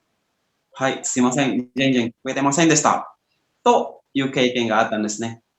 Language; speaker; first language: Japanese; non-native, fluent; Indonesian